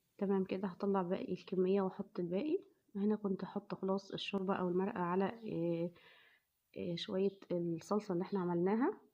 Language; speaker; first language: Arabic; native; Arabic